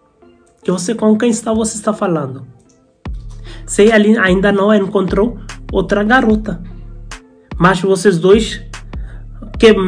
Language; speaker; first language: Portuguese; non-native, learner; Hindi